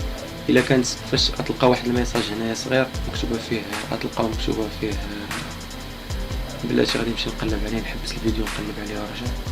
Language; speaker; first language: Arabic; native; Arabic